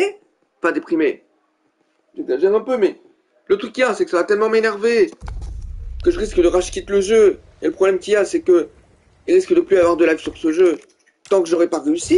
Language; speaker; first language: French; native; French